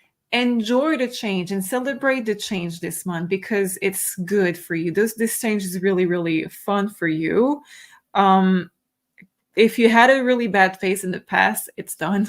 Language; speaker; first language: English; non-native, fluent; French